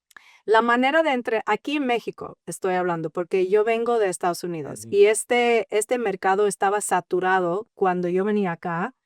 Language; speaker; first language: Spanish; early bilingual, heritage; English